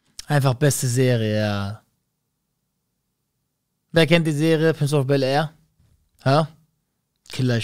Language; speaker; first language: German; native; German